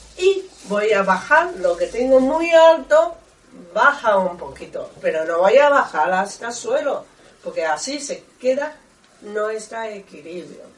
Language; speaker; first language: Spanish; non-native, learner; Chinese